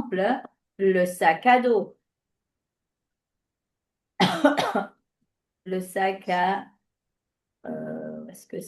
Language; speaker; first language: French; non-native, fluent; Spanish